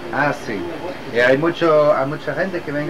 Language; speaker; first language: Spanish; non-native, fluent; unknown